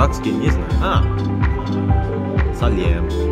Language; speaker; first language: Russian; non-native, learner; Indonesian